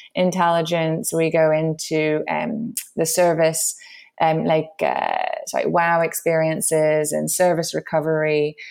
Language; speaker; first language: English; native; English